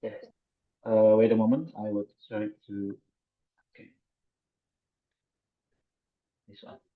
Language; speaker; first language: English; non-native, fluent; Indonesian